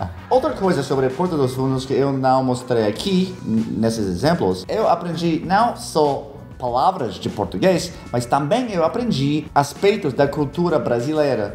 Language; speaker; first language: Portuguese; non-native, fluent; English